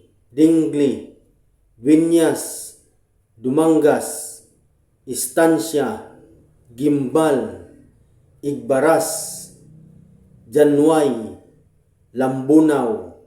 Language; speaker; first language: Filipino; native; Filipino